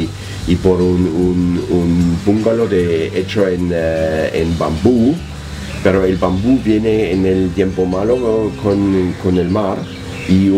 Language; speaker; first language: Spanish; non-native, learner; German